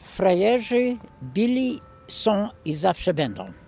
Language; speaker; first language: Polish; non-native, fluent; English